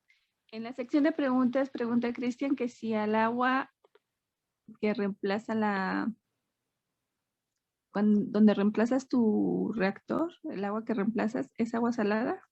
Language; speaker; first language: Spanish; native; Spanish